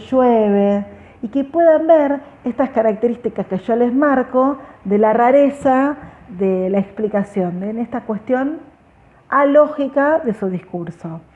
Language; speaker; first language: Spanish; native; Spanish